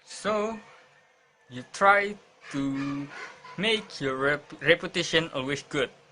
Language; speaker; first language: English; non-native, learner; Indonesian